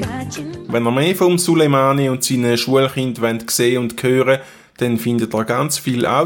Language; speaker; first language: German; native; German